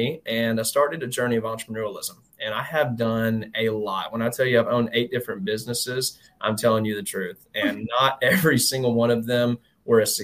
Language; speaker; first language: English; native; English